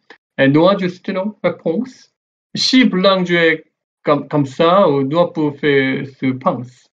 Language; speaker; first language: French; non-native, learner; Korean